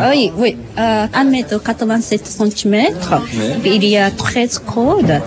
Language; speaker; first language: French; non-native, fluent; Japanese